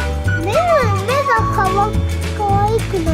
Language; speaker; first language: Japanese; native; Japanese